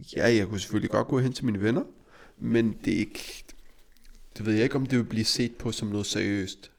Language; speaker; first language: Danish; early bilingual, other home language; Arabic